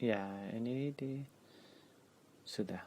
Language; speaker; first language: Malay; non-native, learner; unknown